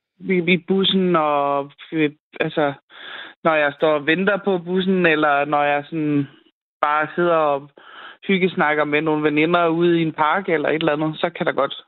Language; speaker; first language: Danish; native; Danish